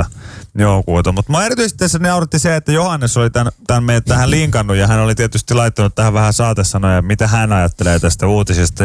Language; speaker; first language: Finnish; native; Finnish